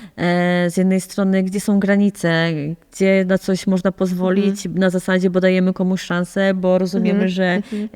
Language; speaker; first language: Polish; native; Polish